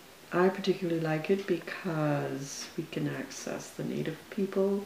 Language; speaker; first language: English; native; English